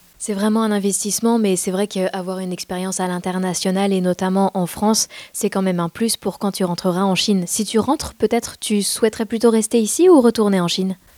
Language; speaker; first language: French; native; French